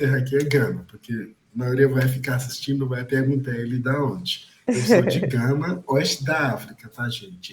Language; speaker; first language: Portuguese; non-native, fluent; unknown